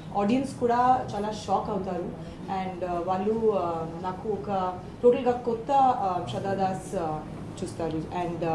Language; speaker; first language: Telugu; non-native, learner; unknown